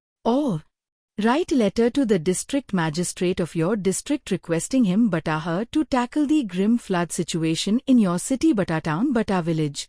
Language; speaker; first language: English; non-native, fluent; Hindi